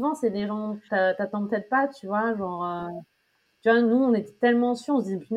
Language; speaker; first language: French; native; French